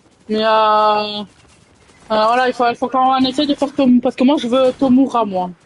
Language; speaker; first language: French; native; French